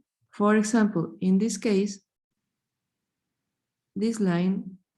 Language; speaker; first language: English; non-native, fluent; Spanish